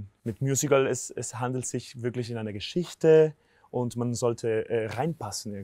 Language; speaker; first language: German; non-native, fluent; Spanish